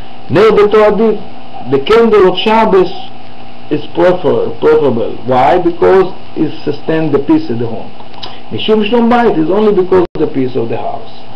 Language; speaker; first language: English; non-native, fluent; Hebrew